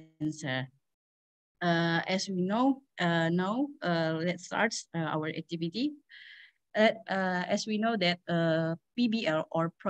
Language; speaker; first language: English; non-native, learner; Indonesian